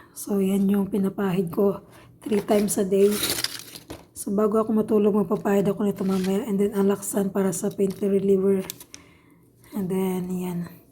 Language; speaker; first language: Filipino; non-native, local second language; Cebuano